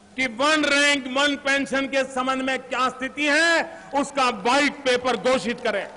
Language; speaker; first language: Hindi; non-native, local second language; Gujarati